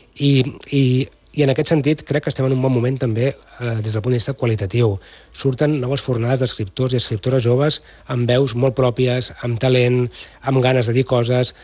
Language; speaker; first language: Catalan; native; Catalan